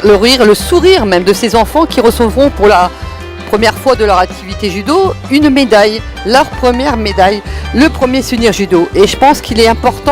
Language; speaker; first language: French; native; French